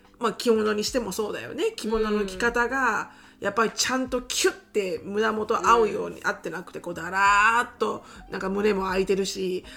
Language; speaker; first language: Japanese; native; Japanese